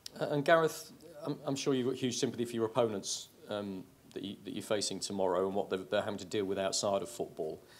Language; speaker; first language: English; native; English